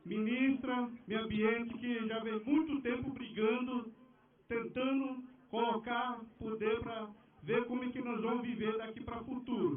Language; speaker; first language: Portuguese; non-native, local second language; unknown